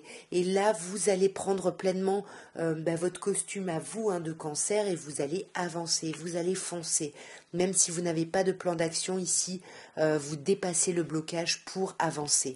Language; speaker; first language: French; native; French